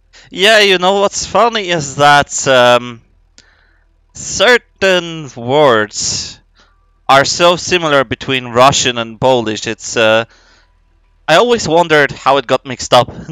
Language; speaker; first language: English; non-native, fluent; Polish